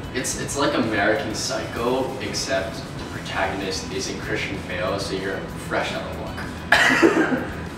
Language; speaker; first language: English; native; English